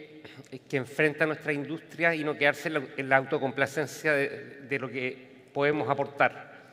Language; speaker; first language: Spanish; native; Spanish